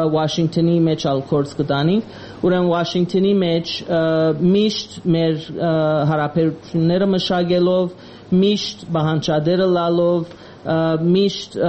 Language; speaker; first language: Armenian; native; Armenian